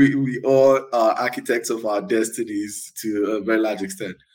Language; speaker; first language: English; non-native, local second language; Yoruba